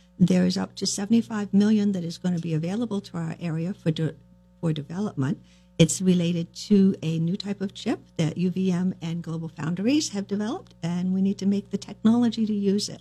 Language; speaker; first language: English; native; English